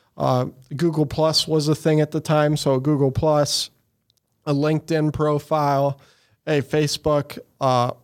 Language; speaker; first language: English; native; English